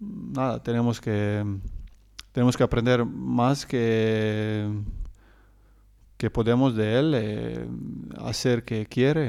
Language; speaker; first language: Spanish; non-native, learner; Croatian